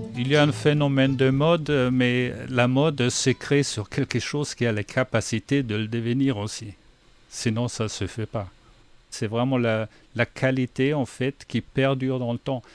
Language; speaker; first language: French; non-native, fluent; German